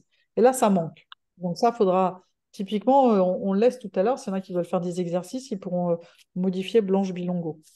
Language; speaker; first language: French; native; French